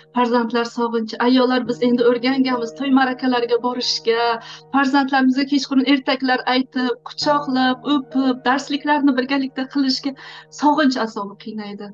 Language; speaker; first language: Uzbek; non-native, local second language; Tajik